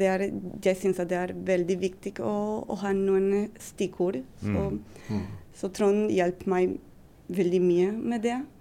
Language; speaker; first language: Norwegian; non-native, fluent; Spanish